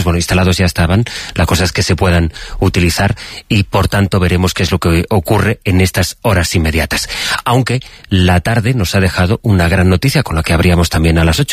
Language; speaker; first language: Spanish; native; Spanish